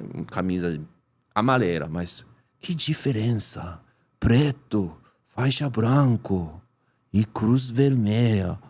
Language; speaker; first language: Portuguese; non-native, learner; Japanese